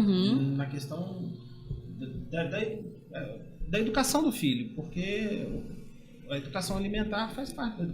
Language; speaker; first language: Portuguese; native; Portuguese